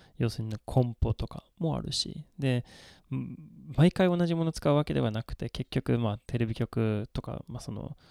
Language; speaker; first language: Japanese; non-native, fluent; Swedish